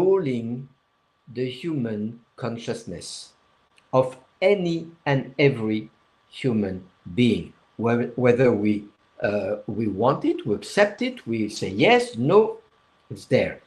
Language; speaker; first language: English; non-native, fluent; French